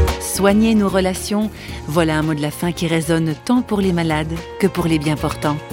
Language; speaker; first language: French; native; French